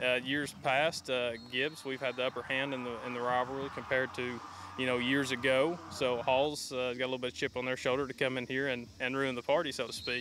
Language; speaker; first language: English; native; English